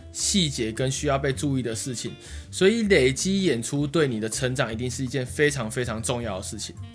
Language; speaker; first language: Chinese; native; Chinese